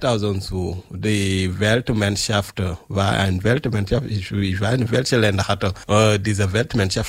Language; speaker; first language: German; non-native, learner; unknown